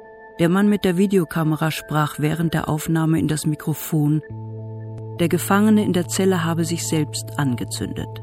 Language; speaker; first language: German; native; German